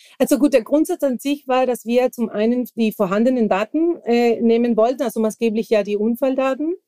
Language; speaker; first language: German; non-native, fluent; Spanish